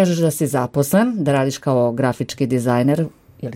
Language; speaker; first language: Serbian; native; Serbian